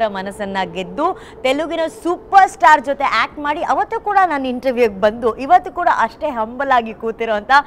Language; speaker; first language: Kannada; native; Kannada